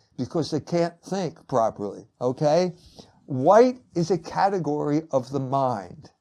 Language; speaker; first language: English; native; English